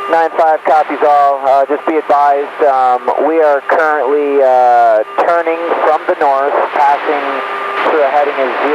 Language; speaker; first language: English; native; English